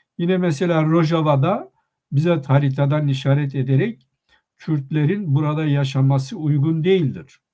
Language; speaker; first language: Turkish; non-native, local second language; Kurdish